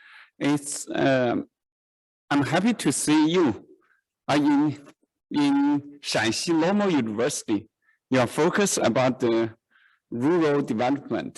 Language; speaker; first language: English; non-native, learner; Chinese